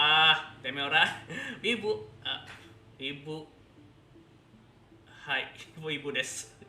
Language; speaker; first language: Japanese; non-native, learner; Indonesian